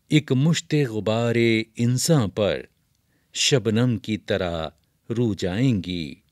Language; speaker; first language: Urdu; native; Urdu